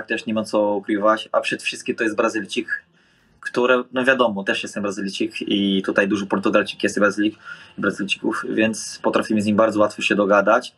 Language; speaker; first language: Polish; non-native, fluent; Portuguese